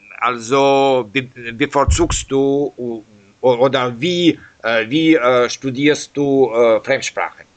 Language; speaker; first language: German; non-native, learner; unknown